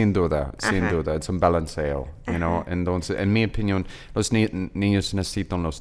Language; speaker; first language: Spanish; non-native, learner; English